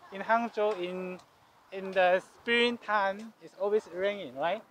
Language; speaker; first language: English; non-native, learner; Chinese